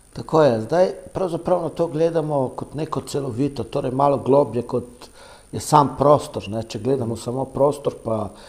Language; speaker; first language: Slovenian; non-native, local second language; Romany